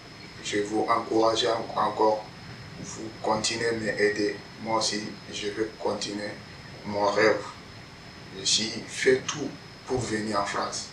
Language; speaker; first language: French; non-native, learner; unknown